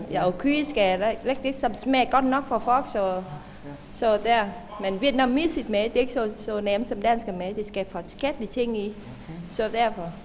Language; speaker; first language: Danish; non-native, learner; Vietnamese